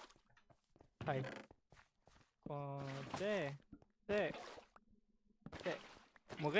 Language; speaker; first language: Japanese; non-native, learner; English